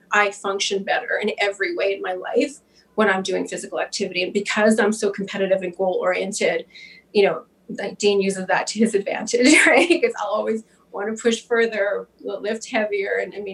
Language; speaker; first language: English; native; English